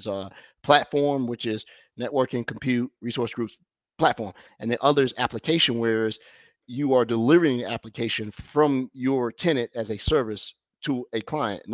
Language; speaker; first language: English; native; English